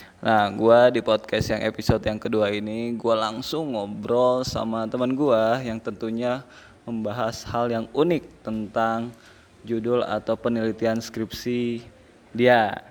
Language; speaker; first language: Indonesian; native; Indonesian